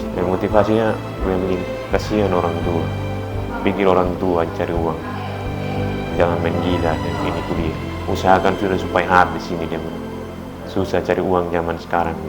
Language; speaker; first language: Indonesian; non-native, local second language; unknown